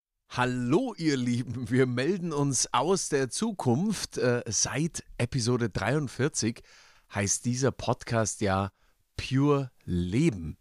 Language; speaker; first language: German; native; German